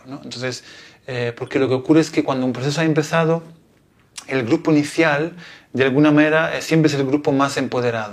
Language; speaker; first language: Spanish; non-native, fluent; Italian